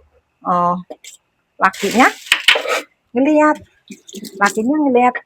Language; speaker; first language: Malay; non-native, local second language; Indonesian